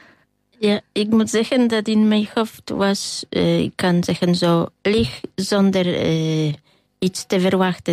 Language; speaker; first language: Dutch; non-native, learner; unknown